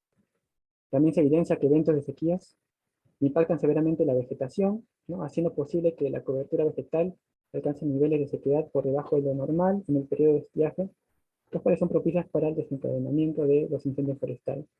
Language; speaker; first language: Spanish; native; Spanish